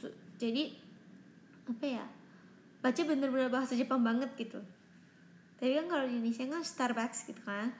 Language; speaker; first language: Indonesian; non-native, fluent; Japanese